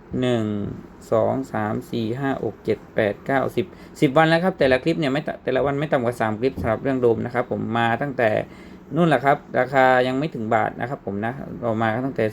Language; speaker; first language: Thai; native; Thai